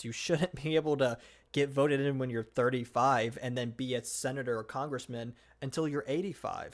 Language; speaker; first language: English; native; English